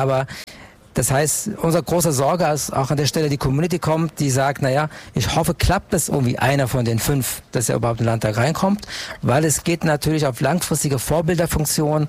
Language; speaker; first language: German; non-native, fluent; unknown